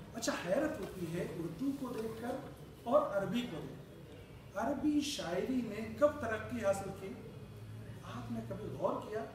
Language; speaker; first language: Urdu; native; Urdu